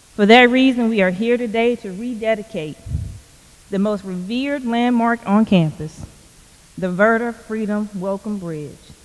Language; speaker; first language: English; native; English